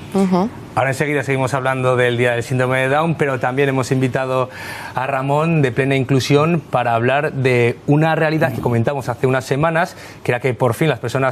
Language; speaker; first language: Spanish; native; Spanish